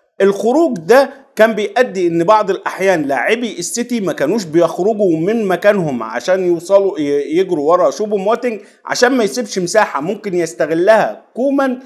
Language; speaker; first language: Arabic; native; Arabic